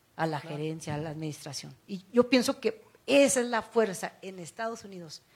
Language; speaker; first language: Spanish; early bilingual, heritage; Spanish